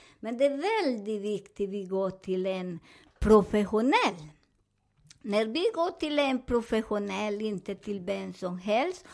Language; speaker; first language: Swedish; non-native, fluent; Spanish